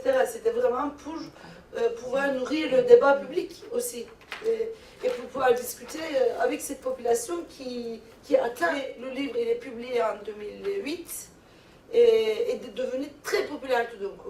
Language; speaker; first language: French; non-native, fluent; Turkish